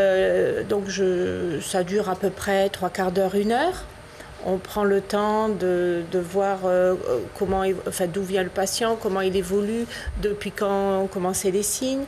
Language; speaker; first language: French; native; French